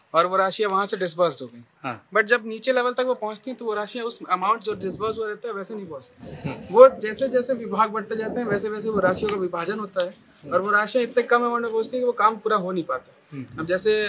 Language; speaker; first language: Hindi; native; Hindi